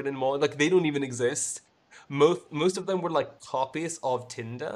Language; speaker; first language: English; non-native, fluent; Swedish